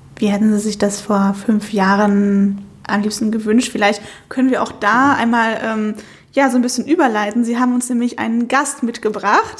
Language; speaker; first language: German; native; German